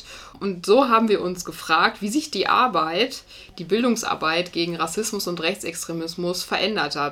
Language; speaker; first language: German; native; German